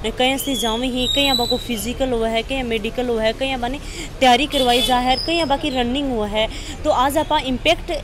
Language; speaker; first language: Hindi; native; Hindi